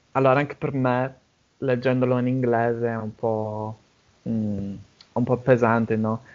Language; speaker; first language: Italian; non-native, fluent; English